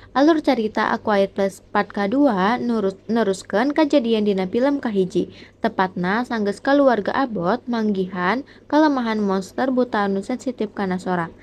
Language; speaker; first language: Sundanese; non-native, local second language; Indonesian